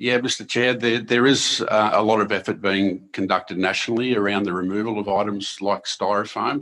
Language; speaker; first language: English; native; English